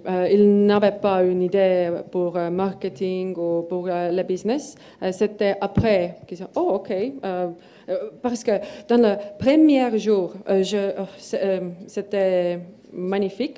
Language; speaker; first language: French; non-native, learner; Estonian